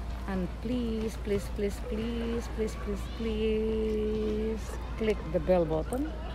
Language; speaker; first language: English; non-native, local second language; Filipino